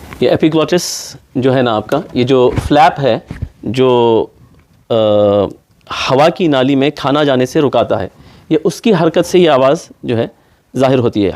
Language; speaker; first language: Urdu; native; Urdu